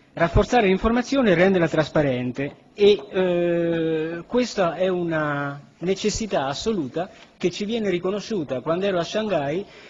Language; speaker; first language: Italian; native; Italian